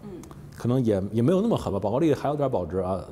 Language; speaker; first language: Chinese; native; Chinese